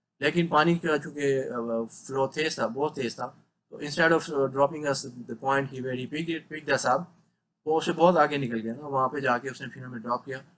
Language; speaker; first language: Urdu; non-native, local second language; Punjabi